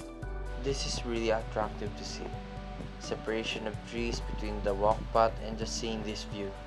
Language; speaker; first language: English; non-native, local second language; Filipino